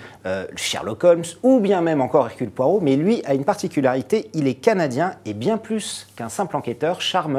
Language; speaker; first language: French; native; French